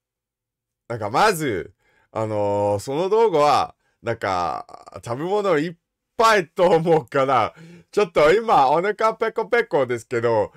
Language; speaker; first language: Japanese; non-native, learner; English